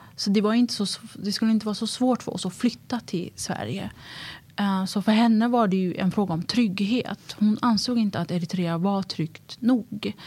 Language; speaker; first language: Swedish; early bilingual, other home language; Tigrinya